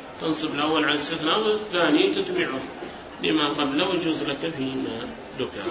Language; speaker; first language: Arabic; native; Arabic